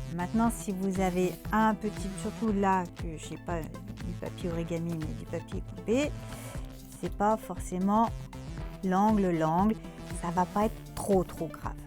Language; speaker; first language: French; native; French